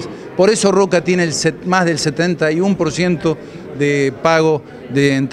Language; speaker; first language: Spanish; native; Spanish